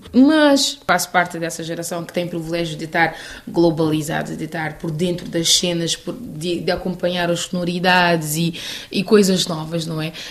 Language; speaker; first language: Portuguese; non-native, local second language; Kabuverdianu